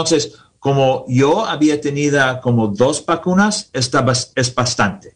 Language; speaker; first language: Spanish; non-native, learner; English